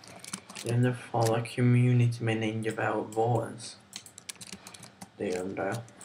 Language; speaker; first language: Swedish; native; Swedish